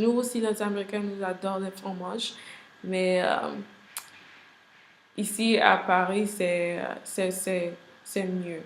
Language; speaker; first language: French; non-native, learner; English